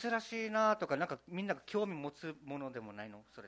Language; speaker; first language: Japanese; native; Japanese